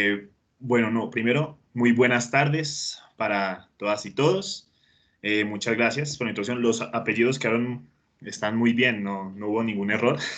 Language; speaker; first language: Spanish; native; Spanish